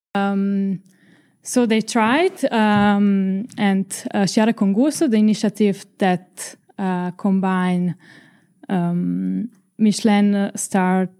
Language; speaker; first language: English; non-native, fluent; Italian